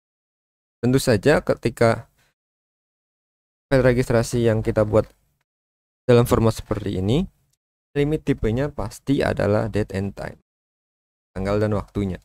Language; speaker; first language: Indonesian; native; Indonesian